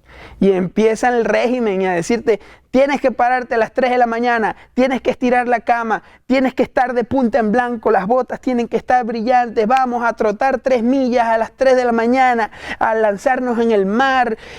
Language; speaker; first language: Spanish; native; Spanish